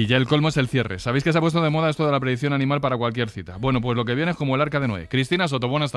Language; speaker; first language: Spanish; native; Spanish